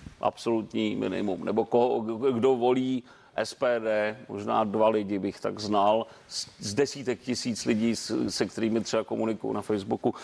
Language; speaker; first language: Czech; native; Czech